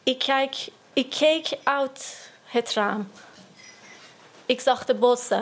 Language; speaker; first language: Dutch; non-native, learner; Persian